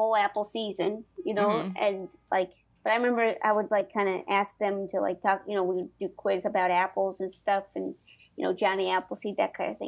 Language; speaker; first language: English; native; English